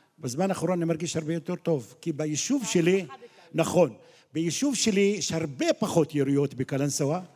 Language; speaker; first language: Hebrew; non-native, local second language; Arabic